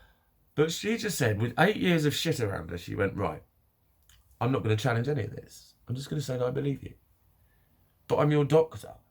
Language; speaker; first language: English; native; English